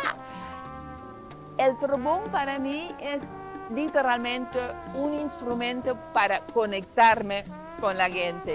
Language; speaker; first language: Spanish; non-native, fluent; Dutch